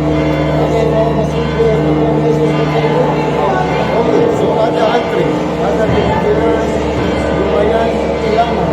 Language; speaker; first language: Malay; non-native, fluent; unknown